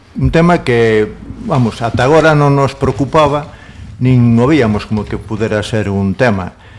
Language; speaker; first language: Galician; non-native, local second language; Spanish